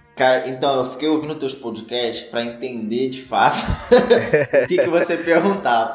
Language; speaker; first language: Portuguese; native; Portuguese